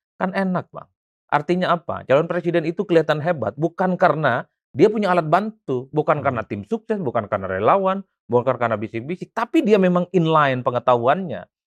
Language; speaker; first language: Indonesian; non-native, local second language; Madurese